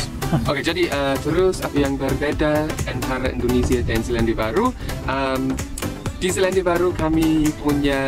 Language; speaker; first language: Indonesian; non-native, learner; English